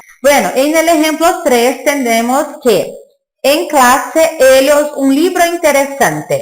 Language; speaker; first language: Spanish; non-native, fluent; Portuguese